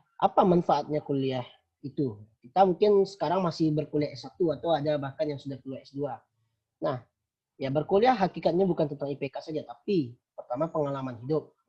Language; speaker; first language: Indonesian; non-native, local second language; Minangkabau